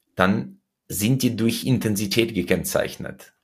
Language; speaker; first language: German; early bilingual, other home language; Russian